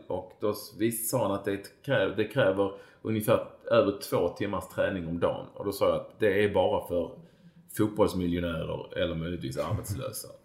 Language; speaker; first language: Swedish; native; Swedish